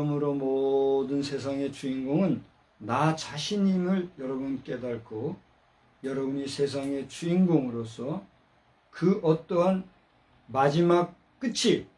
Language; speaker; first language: Korean; native; Korean